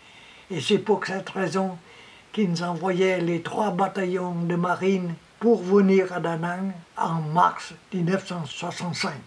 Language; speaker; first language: French; non-native, local second language; Vietnamese